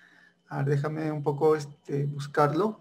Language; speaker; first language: Spanish; native; Spanish